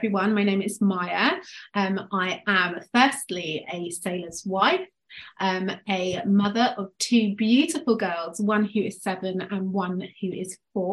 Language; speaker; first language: English; native; English